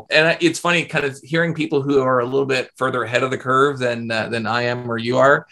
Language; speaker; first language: English; native; English